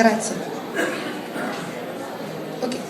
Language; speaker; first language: Italian; non-native, learner; French